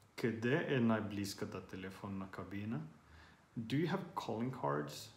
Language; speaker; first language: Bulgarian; non-native, learner; Finnish